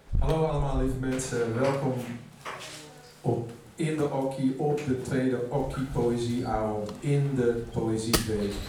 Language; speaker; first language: Dutch; non-native, local second language; Western Frisian